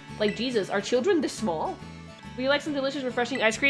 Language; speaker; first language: English; early bilingual, other home language; Spanish